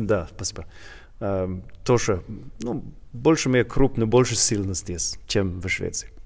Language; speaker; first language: Russian; non-native, learner; Swedish